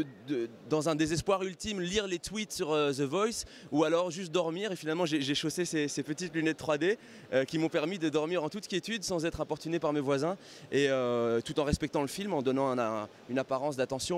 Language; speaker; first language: French; native; French